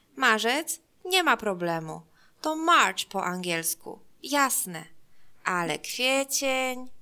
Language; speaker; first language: Polish; non-native, fluent; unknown